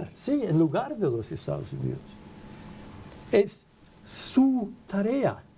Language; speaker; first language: Spanish; non-native, fluent; English